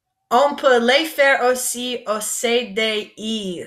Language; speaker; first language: French; non-native, fluent; English